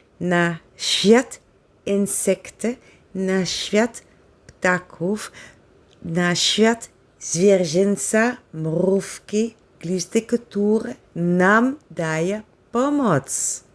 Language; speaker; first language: Polish; non-native, learner; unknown